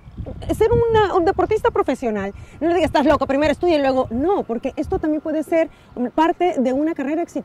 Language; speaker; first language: Spanish; native; Spanish